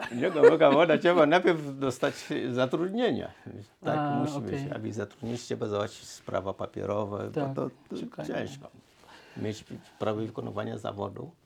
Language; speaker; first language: Polish; non-native, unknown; Swahili